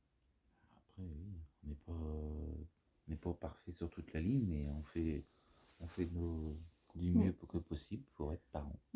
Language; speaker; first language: French; native; French